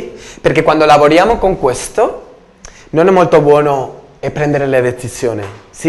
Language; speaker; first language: Italian; non-native, learner; Spanish